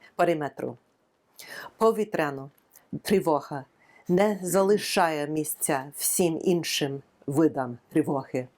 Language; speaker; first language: Ukrainian; non-native, fluent; English